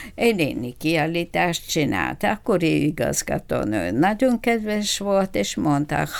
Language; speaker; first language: Hungarian; non-native, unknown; Bulgarian